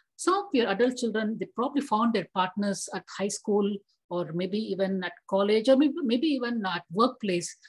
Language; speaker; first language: English; non-native, local second language; Tamil